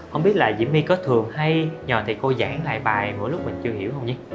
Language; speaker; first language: Vietnamese; native; Vietnamese